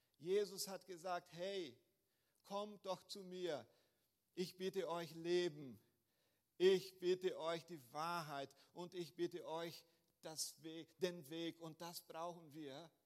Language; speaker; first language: German; non-native, fluent; Portuguese